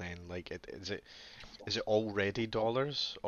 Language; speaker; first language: English; native; English